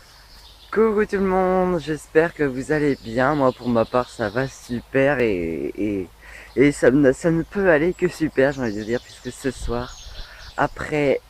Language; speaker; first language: French; native; French